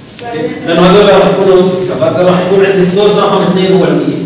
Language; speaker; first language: Arabic; native; Arabic